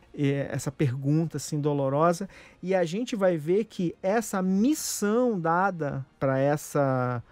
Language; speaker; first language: Portuguese; native; Portuguese